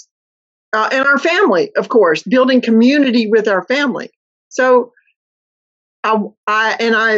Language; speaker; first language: English; native; English